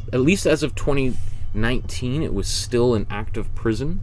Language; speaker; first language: English; native; English